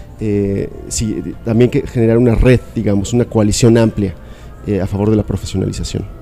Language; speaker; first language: Spanish; native; Spanish